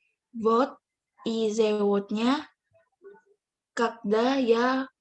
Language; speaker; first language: Russian; non-native, learner; Indonesian